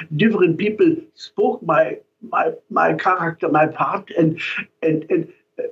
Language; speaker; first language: English; non-native, fluent; German